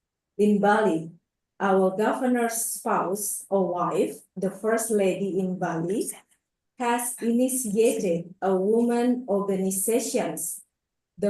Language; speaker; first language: English; non-native, local second language; Indonesian